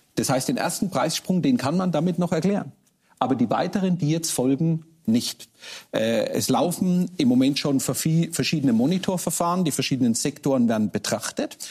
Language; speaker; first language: German; native; German